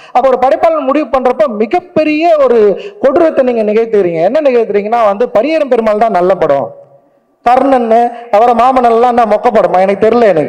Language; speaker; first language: Tamil; native; Tamil